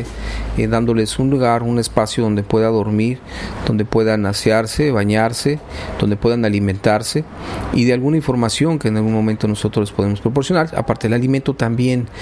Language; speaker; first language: Spanish; native; Spanish